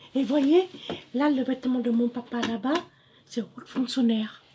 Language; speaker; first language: French; non-native, fluent; Khmer